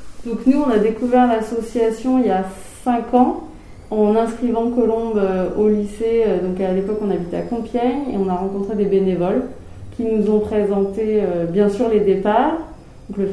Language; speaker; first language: French; native; French